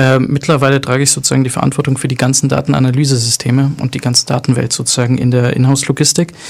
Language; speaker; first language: German; early bilingual, other home language; Arabic